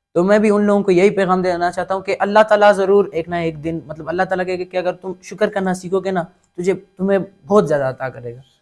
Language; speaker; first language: Urdu; non-native, local second language; Pashto